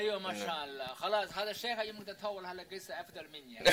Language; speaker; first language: Arabic; non-native, learner; Chinese